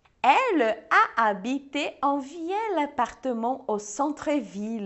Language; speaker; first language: French; non-native, fluent; Portuguese